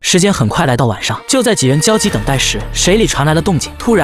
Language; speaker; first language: Chinese; native; Chinese